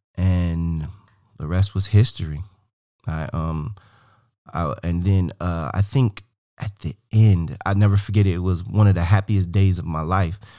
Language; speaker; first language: English; native; English